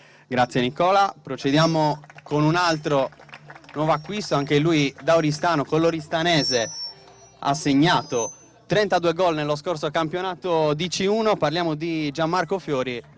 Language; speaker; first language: Italian; native; Italian